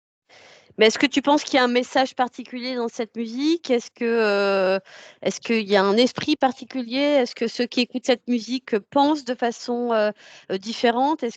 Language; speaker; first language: French; native; French